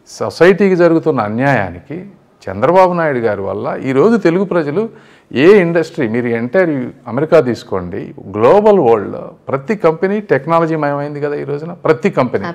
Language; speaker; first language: Telugu; native; Telugu